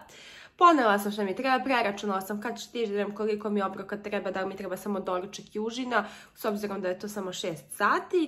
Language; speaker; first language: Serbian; early bilingual, heritage; Serbian